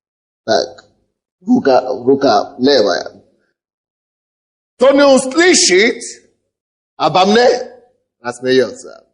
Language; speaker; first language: Russian; non-native, fluent; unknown